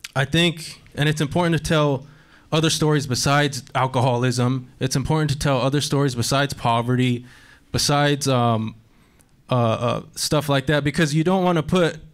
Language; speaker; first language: English; native; English